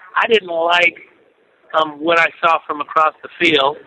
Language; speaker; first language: English; native; English